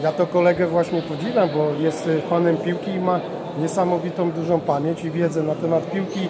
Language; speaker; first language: Polish; native; Polish